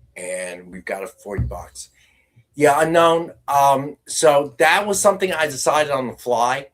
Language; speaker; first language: English; native; English